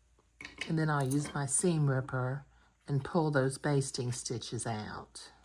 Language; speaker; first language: English; native; English